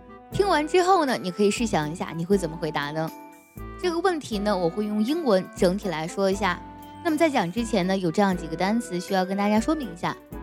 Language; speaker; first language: Chinese; native; Chinese